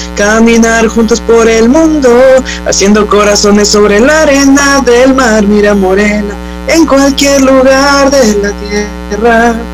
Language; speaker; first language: Spanish; native; Spanish